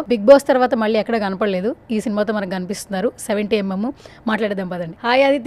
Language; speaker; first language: Telugu; native; Telugu